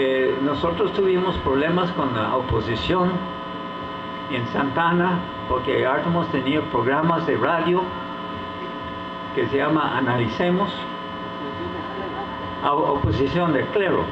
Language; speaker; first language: Spanish; non-native, fluent; English